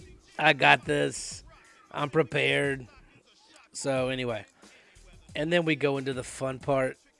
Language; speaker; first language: English; native; English